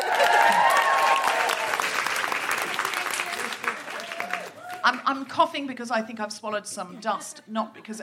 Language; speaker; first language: English; native; English